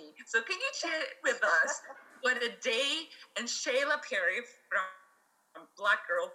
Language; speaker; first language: English; non-native, fluent; Spanish